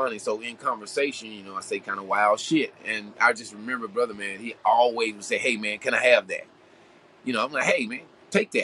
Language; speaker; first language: English; native; English